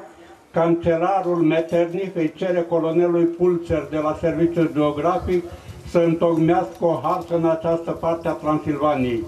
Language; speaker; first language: Romanian; native; Romanian